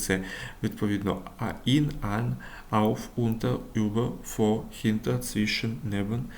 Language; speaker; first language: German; non-native, learner; Ukrainian